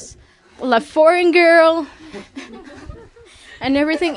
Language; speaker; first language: English; non-native, fluent; Spanish